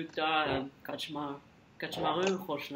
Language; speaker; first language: Azerbaijani; non-native, learner; French